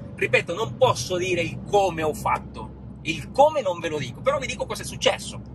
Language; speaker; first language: Italian; non-native, fluent; Spanish